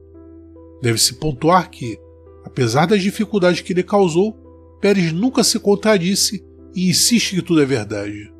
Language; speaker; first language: Portuguese; native; Portuguese